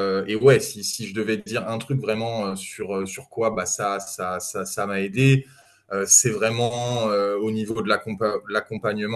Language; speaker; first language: French; native; French